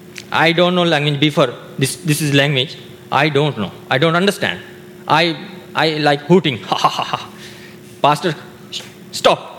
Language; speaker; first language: English; non-native, learner; Urdu